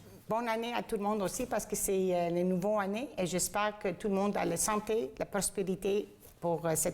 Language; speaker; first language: French; non-native, fluent; Greek